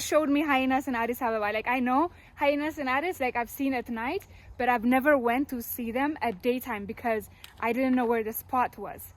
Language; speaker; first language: English; non-native, local second language; Amharic